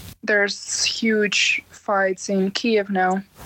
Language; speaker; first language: English; non-native, fluent; Ukrainian